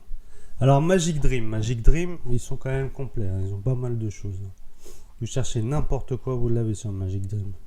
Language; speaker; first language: French; native; French